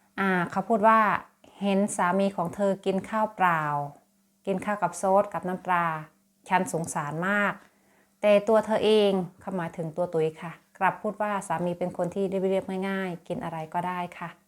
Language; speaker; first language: Thai; native; Thai